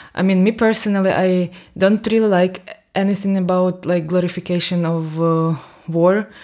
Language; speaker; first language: English; non-native, fluent; Ukrainian